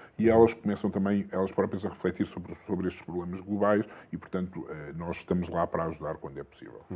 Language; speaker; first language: Portuguese; early bilingual, other home language; Kabuverdianu